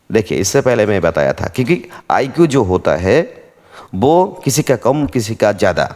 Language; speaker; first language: Hindi; non-native, local second language; Bangla